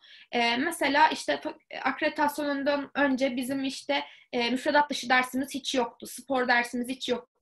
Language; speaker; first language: Turkish; native; Turkish